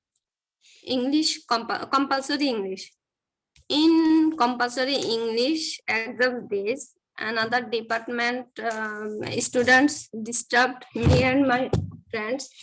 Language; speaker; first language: English; non-native, learner; Bangla